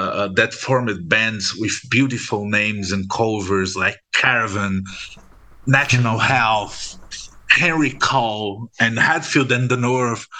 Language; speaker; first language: English; non-native, fluent; Portuguese